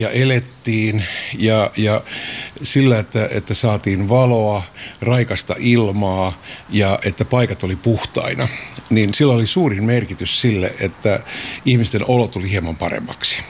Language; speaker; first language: Finnish; native; Finnish